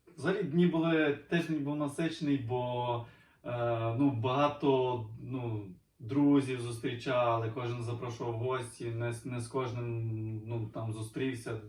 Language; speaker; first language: Ukrainian; native; Ukrainian